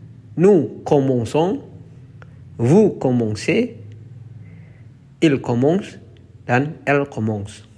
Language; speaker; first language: French; non-native, fluent; Indonesian